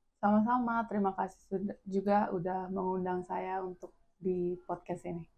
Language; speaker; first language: Indonesian; non-native, local second language; Tetum